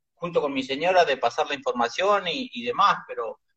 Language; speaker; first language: Spanish; native; Spanish